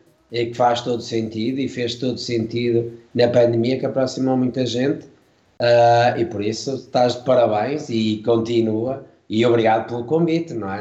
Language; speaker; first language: Portuguese; native; Portuguese